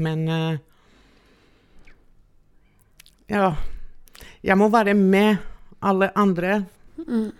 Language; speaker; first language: Norwegian; non-native, fluent; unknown